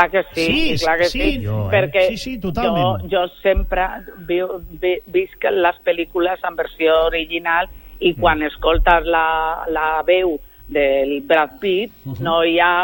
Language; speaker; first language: Catalan; non-native, local second language; Spanish